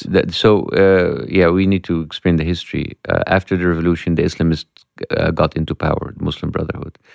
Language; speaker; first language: English; non-native, fluent; Arabic